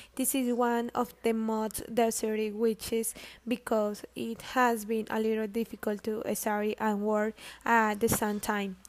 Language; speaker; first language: English; non-native, learner; Spanish